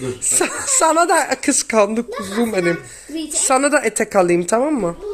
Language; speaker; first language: Turkish; non-native, learner; Dutch